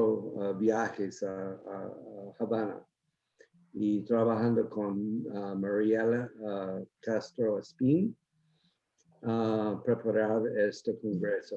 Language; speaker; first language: Spanish; non-native, learner; English